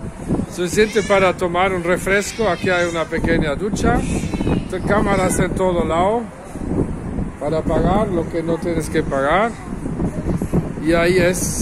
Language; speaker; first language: Spanish; non-native, fluent; German